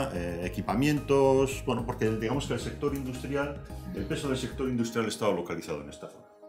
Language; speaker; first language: Spanish; native; Spanish